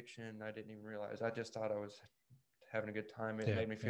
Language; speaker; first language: English; native; English